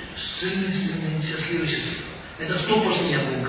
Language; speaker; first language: Russian; non-native, learner; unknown